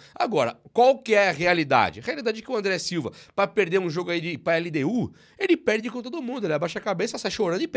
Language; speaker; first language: Portuguese; native; Portuguese